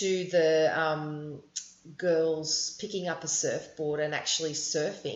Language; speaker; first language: English; native; English